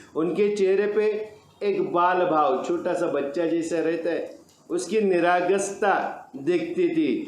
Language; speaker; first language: Hindi; non-native, local second language; Marathi